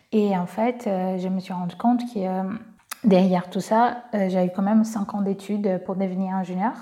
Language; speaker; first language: French; non-native, fluent; Portuguese